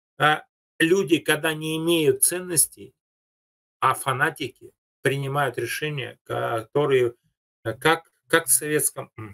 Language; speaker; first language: Russian; native; Russian